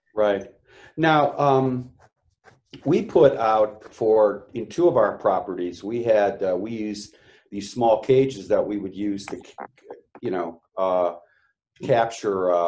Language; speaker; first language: English; native; English